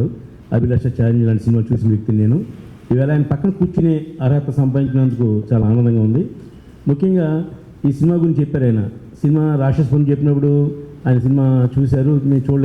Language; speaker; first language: Telugu; native; Telugu